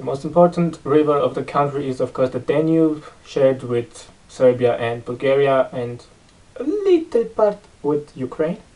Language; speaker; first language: English; non-native, fluent; Romanian